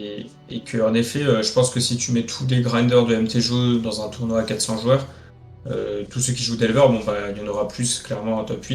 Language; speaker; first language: French; native; French